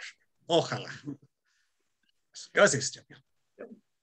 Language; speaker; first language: Spanish; non-native, fluent; English